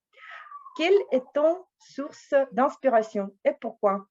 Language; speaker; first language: French; non-native, fluent; Russian